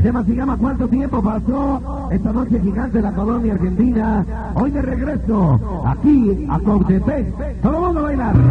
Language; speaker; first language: Spanish; native; Spanish